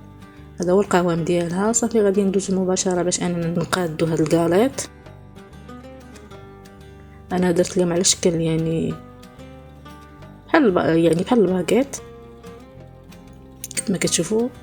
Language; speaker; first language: Arabic; native; Arabic